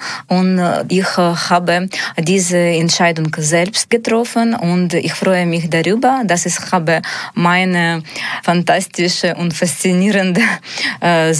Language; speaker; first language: German; non-native, learner; Ukrainian